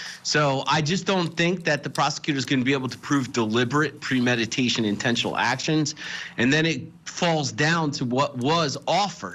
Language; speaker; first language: English; native; English